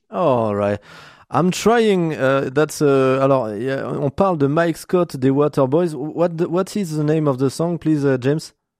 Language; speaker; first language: English; non-native, learner; French